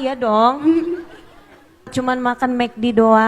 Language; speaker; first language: Indonesian; native; Indonesian